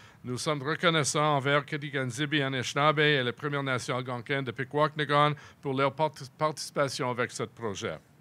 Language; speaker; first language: French; non-native, fluent; English